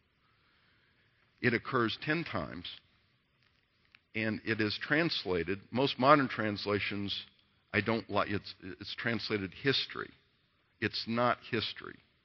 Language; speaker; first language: English; native; English